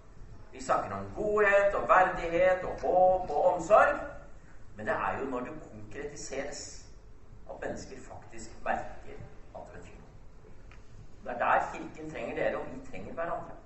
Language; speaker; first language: Norwegian; native; Norwegian